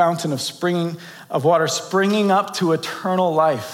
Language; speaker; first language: English; native; English